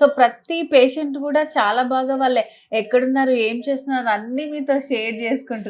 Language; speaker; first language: Telugu; native; Telugu